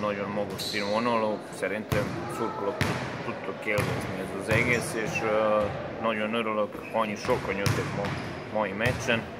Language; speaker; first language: Hungarian; non-native, fluent; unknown